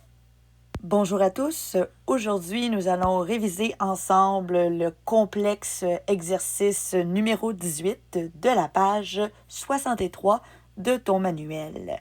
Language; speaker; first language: French; native; French